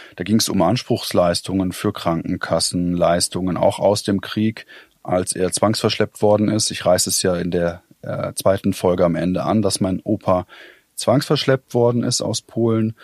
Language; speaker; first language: German; native; German